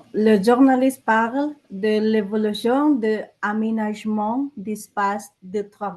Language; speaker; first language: French; non-native, learner; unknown